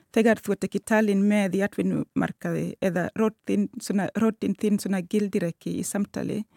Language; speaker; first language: Icelandic; non-native, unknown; Swahili